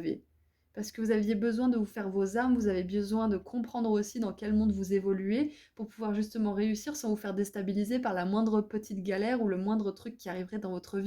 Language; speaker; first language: French; native; French